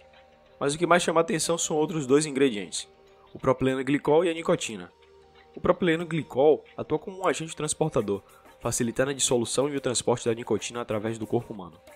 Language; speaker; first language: Portuguese; native; Portuguese